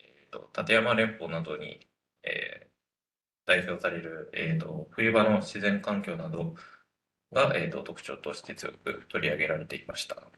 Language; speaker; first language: Japanese; native; Japanese